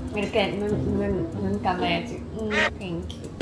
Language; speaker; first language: Korean; non-native, learner; Filipino